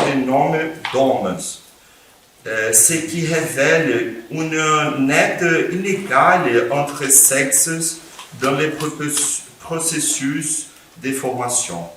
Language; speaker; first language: French; non-native, fluent; Portuguese